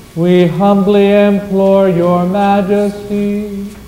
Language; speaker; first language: English; native; English